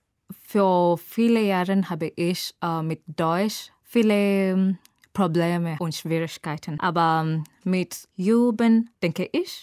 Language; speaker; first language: German; non-native, learner; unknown